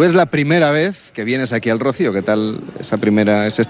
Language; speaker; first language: Spanish; native; Spanish